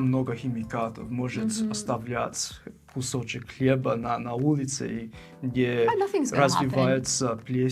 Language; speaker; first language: Russian; non-native, fluent; English